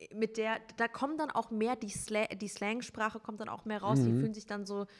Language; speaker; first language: German; early bilingual, other home language; Turkish